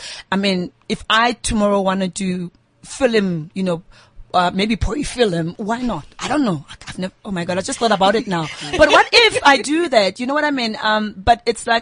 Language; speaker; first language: English; non-native, local second language; Southern Sotho